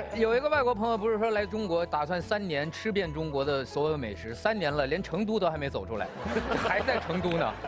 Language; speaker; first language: Chinese; native; Chinese